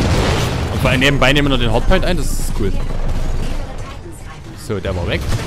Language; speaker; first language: German; native; German